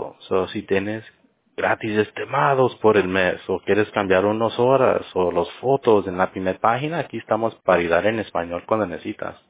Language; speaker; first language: Spanish; early bilingual, heritage; Spanish